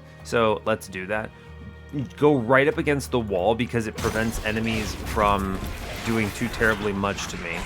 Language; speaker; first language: English; native; English